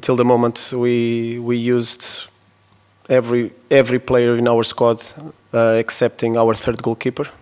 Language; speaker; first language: English; non-native, fluent; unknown